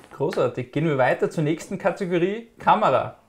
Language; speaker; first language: German; native; German